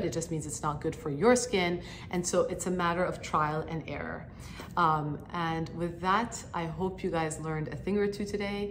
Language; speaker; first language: English; native; English